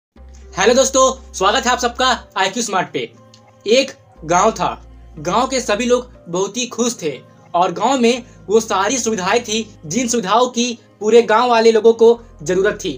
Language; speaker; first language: Hindi; native; Hindi